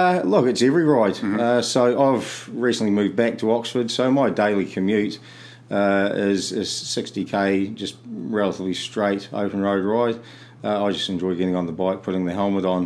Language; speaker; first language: English; native; English